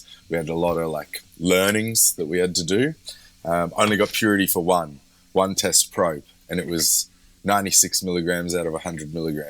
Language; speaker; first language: English; native; English